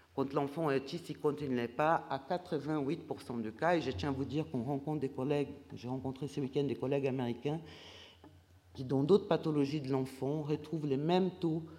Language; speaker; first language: French; non-native, fluent; Portuguese